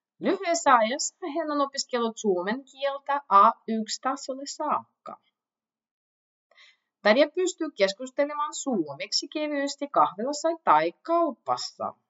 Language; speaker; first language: Finnish; non-native, learner; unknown